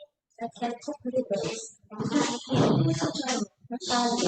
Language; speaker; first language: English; non-native, learner; Vietnamese